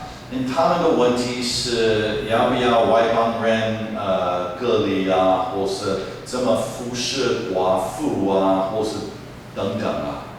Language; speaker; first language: Chinese; non-native, fluent; English